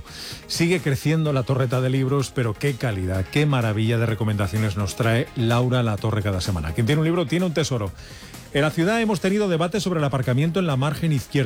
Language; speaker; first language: Spanish; native; Spanish